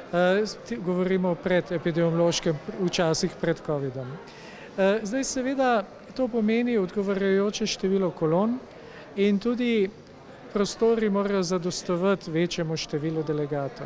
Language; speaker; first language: Slovenian; native; Slovenian